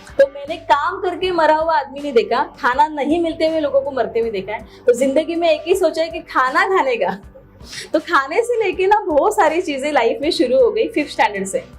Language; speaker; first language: Hindi; non-native, local second language; Marathi